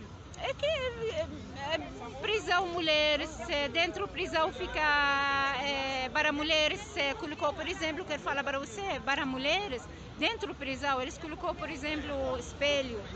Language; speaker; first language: Portuguese; non-native, learner; Arabic